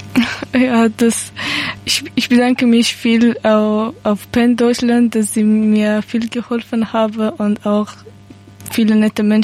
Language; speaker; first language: German; non-native, learner; Persian